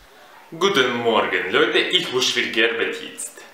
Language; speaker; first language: German; non-native, learner; Russian